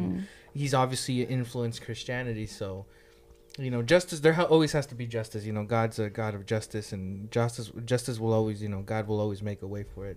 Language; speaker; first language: English; early bilingual, other home language; Spanish